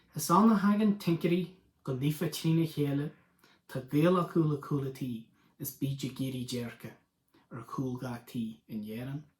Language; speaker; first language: Irish; non-native, local second language; English